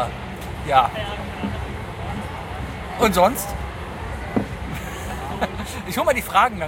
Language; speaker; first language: German; native; German